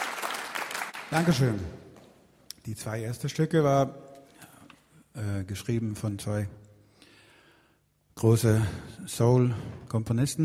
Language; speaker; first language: German; non-native, learner; Swedish